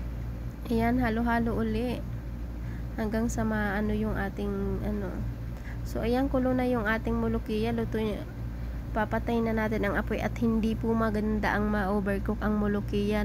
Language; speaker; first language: Filipino; native; Filipino